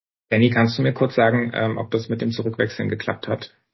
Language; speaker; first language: German; native; German